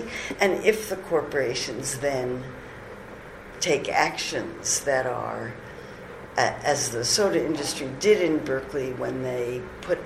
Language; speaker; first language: English; native; English